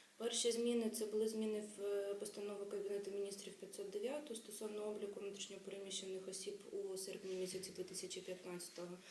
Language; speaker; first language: Ukrainian; native; Ukrainian